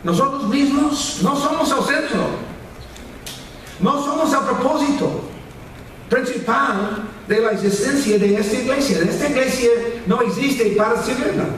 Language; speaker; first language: Spanish; non-native, fluent; English